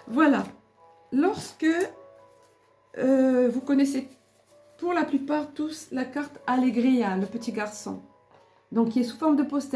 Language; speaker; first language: French; native; French